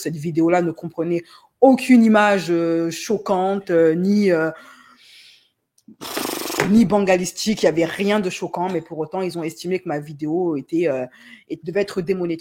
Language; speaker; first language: French; native; French